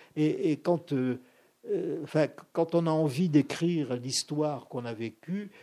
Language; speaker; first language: French; native; French